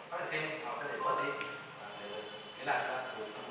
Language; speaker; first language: Chinese; non-native, fluent; Vietnamese